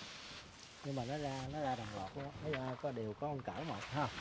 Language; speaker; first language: Vietnamese; native; Vietnamese